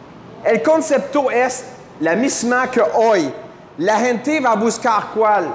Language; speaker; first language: Spanish; non-native, fluent; French